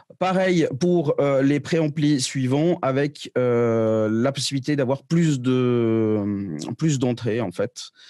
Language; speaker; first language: French; native; French